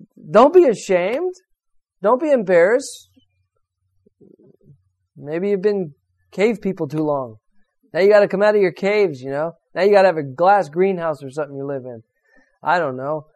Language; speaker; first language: English; native; English